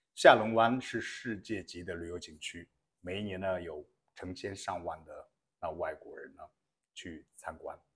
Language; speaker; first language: Chinese; native; Chinese